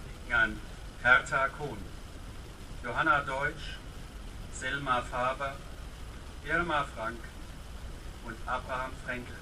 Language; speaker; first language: German; native; German